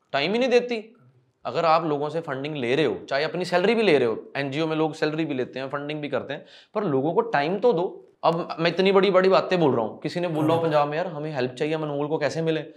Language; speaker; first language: Hindi; non-native, local second language; Punjabi